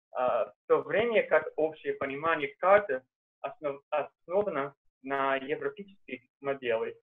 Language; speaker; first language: Russian; non-native, fluent; English